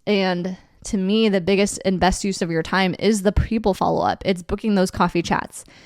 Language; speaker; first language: English; native; English